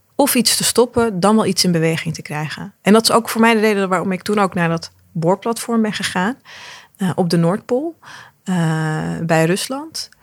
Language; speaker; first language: Dutch; early bilingual, other home language; Arabic